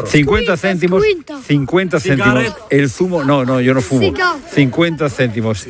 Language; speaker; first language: Spanish; native; Spanish